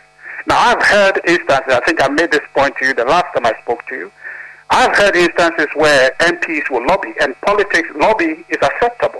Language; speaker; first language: English; non-native, local second language; Ewe